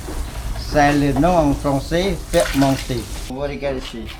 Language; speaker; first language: French; non-native, learner; Khmer